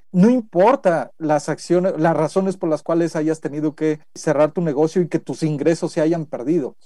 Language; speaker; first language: Spanish; native; Spanish